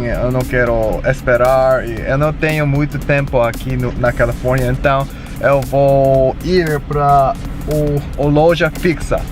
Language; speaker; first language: Portuguese; non-native, learner; English